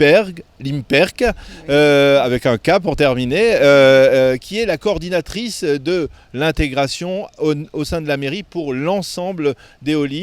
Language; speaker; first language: French; native; French